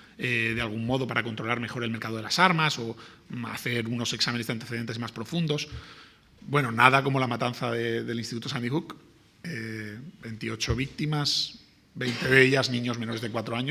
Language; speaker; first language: Spanish; native; Spanish